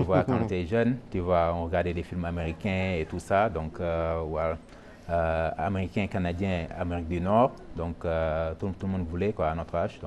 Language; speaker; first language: French; non-native, local second language; Wolof